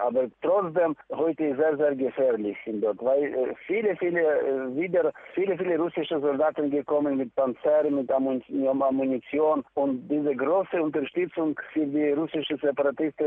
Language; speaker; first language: German; non-native, fluent; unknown